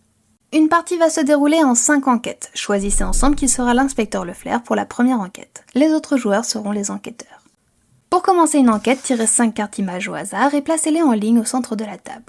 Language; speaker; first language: French; native; French